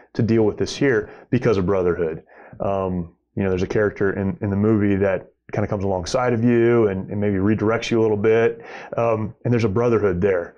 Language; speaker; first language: English; native; English